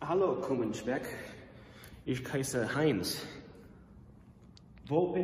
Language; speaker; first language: German; non-native, learner; English